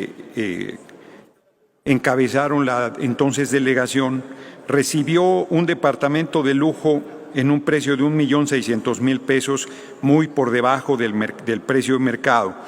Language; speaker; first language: Spanish; native; Spanish